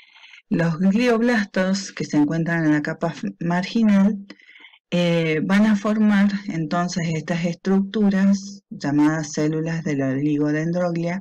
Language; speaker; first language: Spanish; native; Spanish